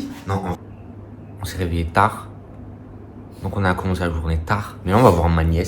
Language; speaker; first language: French; native; French